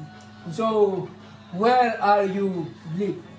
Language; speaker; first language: English; non-native, learner; Nepali